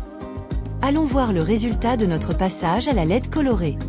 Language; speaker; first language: French; native; French